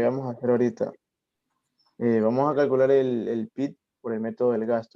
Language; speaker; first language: Spanish; native; Spanish